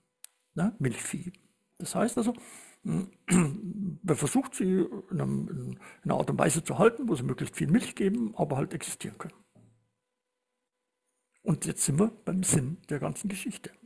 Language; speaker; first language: German; native; German